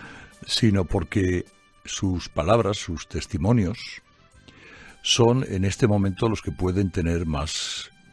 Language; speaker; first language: Spanish; native; Spanish